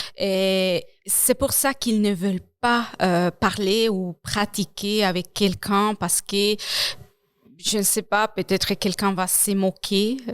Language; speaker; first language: French; non-native, fluent; Spanish